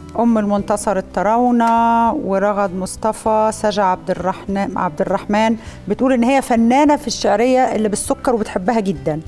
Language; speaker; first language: Arabic; native; Arabic